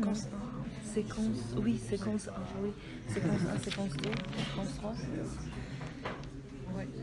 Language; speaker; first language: French; non-native, learner; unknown